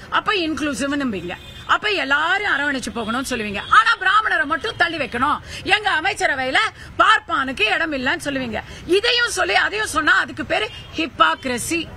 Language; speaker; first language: Tamil; native; Tamil